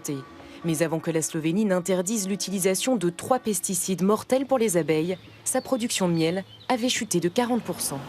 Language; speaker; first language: French; native; French